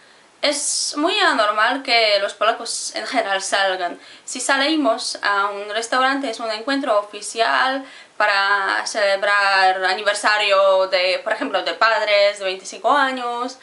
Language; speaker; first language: Spanish; non-native, fluent; Polish